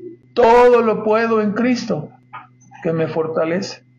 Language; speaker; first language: Spanish; native; Spanish